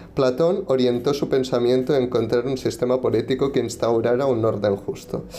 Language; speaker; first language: Spanish; non-native, local second language; Catalan